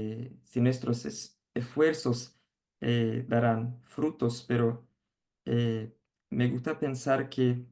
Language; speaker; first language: Spanish; non-native, fluent; Portuguese